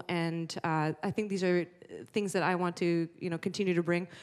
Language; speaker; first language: English; native; English